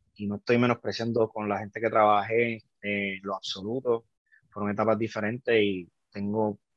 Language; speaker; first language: Spanish; native; Spanish